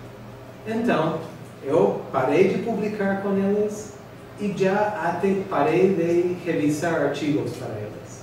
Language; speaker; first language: Portuguese; non-native, fluent; English